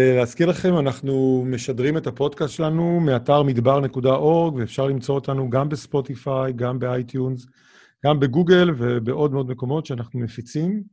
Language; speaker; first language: Hebrew; native; Hebrew